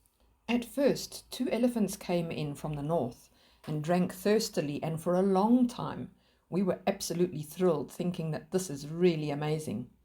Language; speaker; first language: English; native; English